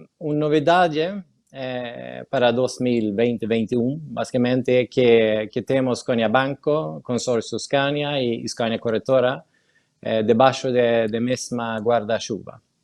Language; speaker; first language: Portuguese; non-native, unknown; Spanish